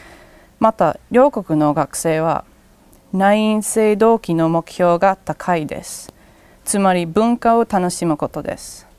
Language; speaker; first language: Japanese; non-native, learner; English